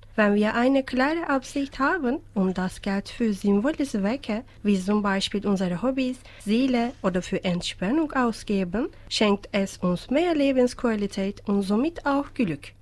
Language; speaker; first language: German; non-native, fluent; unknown